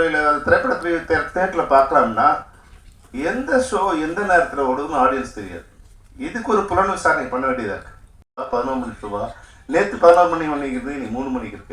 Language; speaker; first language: Tamil; native; Tamil